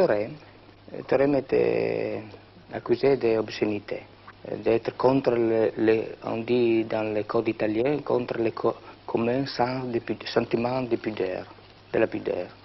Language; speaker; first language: French; non-native, local second language; Italian